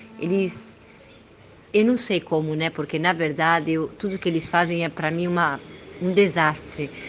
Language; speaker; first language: Portuguese; early bilingual, heritage; Portuguese